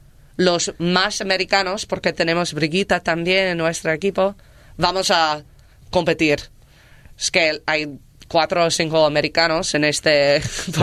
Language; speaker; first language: Spanish; non-native, learner; English